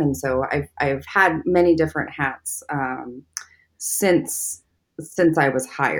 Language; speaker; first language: English; native; English